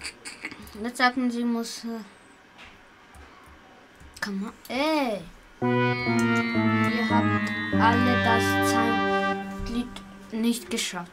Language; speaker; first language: German; early bilingual, other home language; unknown